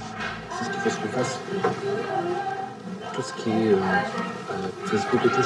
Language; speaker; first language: French; native; French